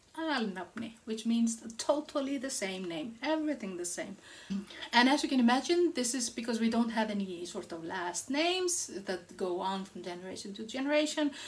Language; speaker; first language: English; non-native, fluent; Icelandic